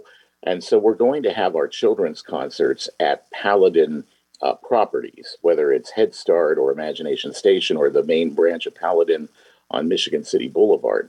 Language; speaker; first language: English; native; English